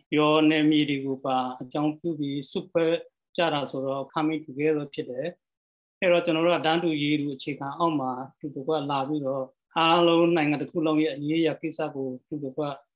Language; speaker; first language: Burmese; non-native, local second language; Western Kayah